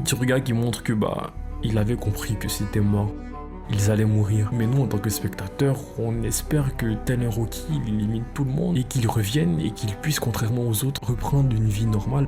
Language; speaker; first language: French; native; French